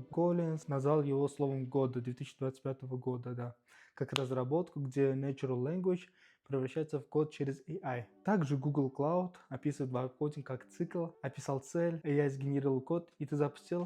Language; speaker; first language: Russian; native; Russian